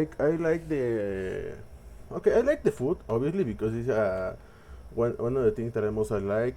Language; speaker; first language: English; non-native, learner; Spanish